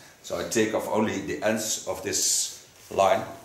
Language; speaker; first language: English; non-native, fluent; Dutch